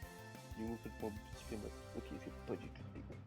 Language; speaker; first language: French; native; French